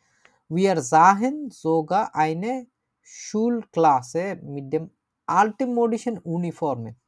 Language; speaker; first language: German; non-native, fluent; Bangla